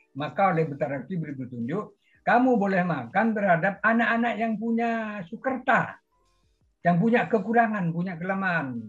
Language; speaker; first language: Indonesian; non-native, local second language; Madurese